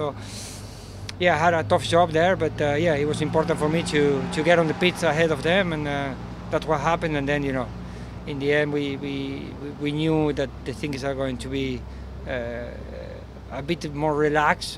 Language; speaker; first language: English; non-native, fluent; Spanish